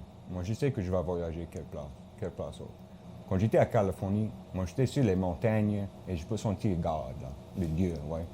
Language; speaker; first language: French; non-native, local second language; English